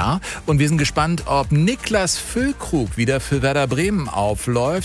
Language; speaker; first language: German; native; German